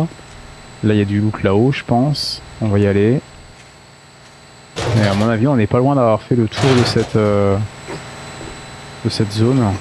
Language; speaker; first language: French; native; French